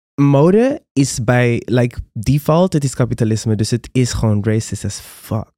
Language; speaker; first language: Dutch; non-native, local second language; Papiamento